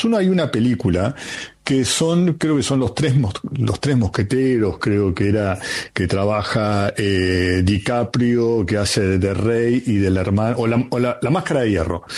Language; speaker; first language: Spanish; native; Spanish